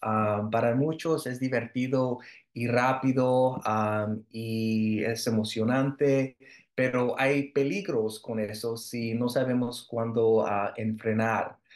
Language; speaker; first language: Spanish; early bilingual, heritage; Spanish